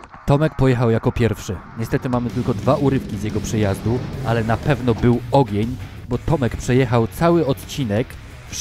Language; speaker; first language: Polish; native; Polish